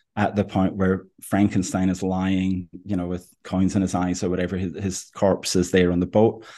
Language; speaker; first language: English; native; English